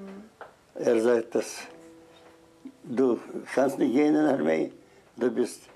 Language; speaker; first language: German; non-native, learner; Russian